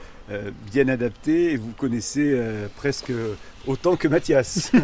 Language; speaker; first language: French; native; French